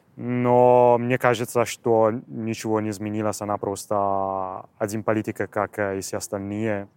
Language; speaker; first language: Russian; non-native, fluent; Italian